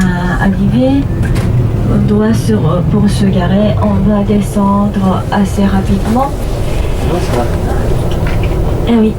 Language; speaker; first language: French; non-native, fluent; Japanese